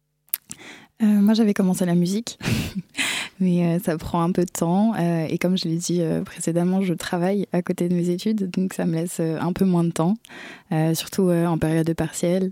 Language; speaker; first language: French; native; French